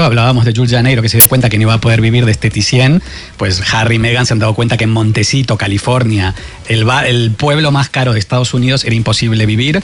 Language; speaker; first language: Spanish; native; Spanish